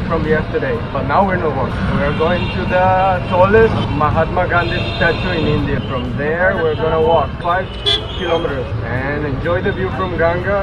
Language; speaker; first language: English; non-native, fluent; Spanish